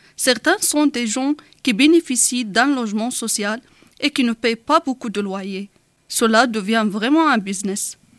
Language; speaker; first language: French; non-native, local second language; Arabic